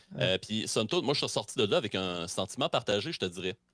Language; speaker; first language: French; native; French